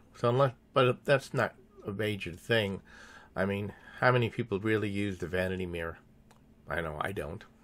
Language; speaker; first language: English; native; English